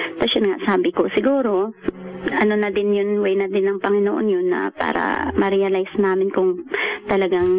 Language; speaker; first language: Filipino; non-native, local second language; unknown